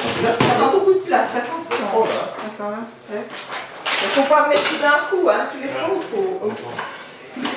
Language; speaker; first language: French; native; French